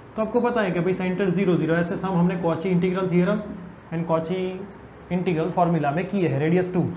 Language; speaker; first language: Hindi; non-native, local second language; Gujarati